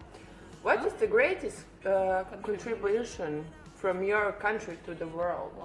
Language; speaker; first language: English; non-native, learner; Serbian